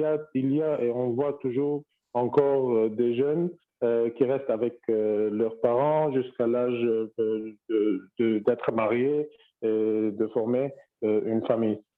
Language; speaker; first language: French; non-native, fluent; Arabic